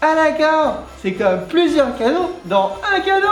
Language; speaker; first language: French; native; French